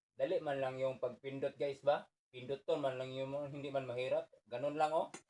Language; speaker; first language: Filipino; non-native, local second language; Cebuano